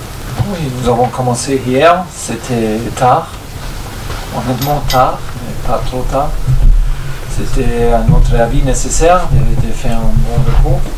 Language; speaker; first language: French; non-native, fluent; German